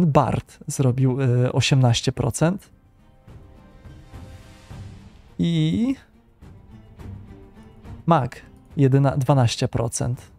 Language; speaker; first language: Polish; native; Polish